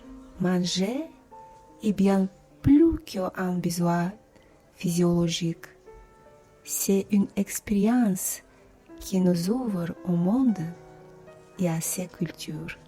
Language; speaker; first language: French; non-native, fluent; Russian